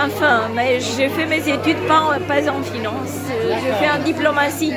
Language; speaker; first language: French; non-native, fluent; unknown